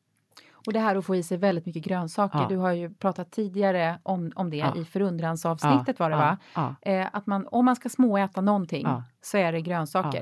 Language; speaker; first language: Swedish; native; Swedish